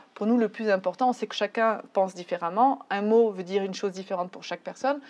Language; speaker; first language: French; native; French